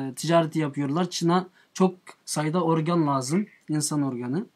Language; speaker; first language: Turkish; non-native, fluent; Uyghur